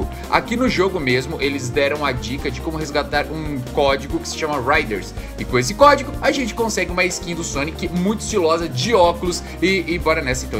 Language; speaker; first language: Portuguese; native; Portuguese